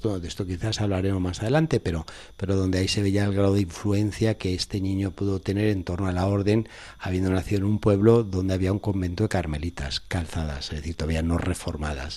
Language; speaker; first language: Spanish; native; Spanish